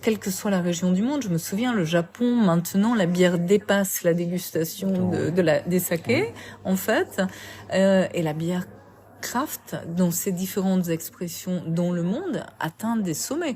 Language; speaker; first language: French; native; French